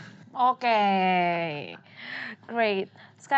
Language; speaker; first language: Indonesian; native; Indonesian